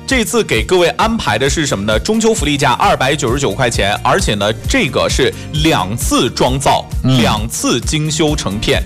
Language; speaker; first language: Chinese; native; Chinese